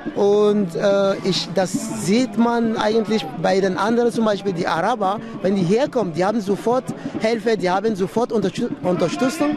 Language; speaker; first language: German; non-native, fluent; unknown